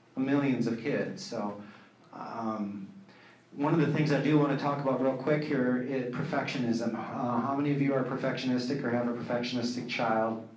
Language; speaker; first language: English; native; English